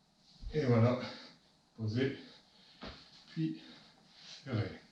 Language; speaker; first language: French; native; French